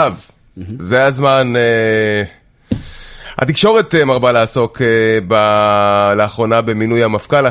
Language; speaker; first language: Hebrew; native; Hebrew